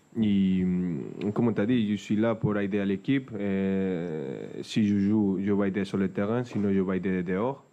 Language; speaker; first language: French; non-native, fluent; Spanish